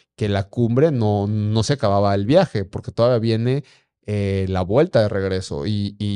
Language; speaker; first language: Spanish; native; Spanish